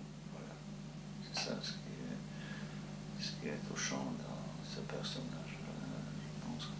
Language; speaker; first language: French; non-native, fluent; Georgian